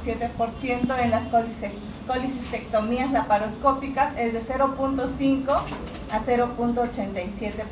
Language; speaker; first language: Spanish; native; Spanish